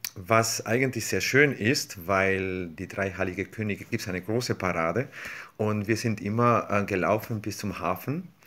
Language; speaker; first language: German; non-native, fluent; Spanish